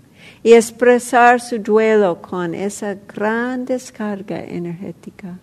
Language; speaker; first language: Spanish; non-native, fluent; English